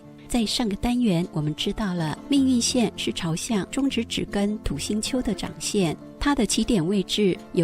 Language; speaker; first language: Chinese; native; Chinese